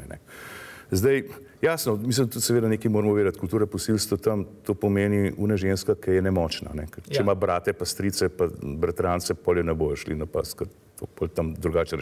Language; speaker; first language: Slovenian; native; Slovenian